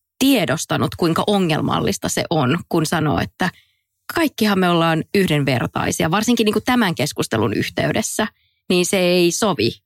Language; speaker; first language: Finnish; native; Finnish